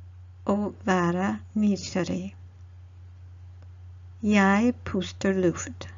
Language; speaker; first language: Norwegian; non-native, learner; English